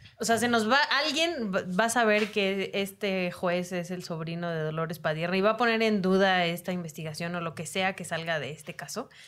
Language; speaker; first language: Spanish; native; Spanish